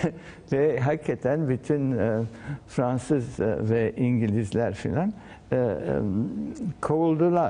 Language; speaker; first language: Turkish; early bilingual, heritage; Turkish